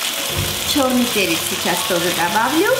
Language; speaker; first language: Russian; non-native, local second language; Armenian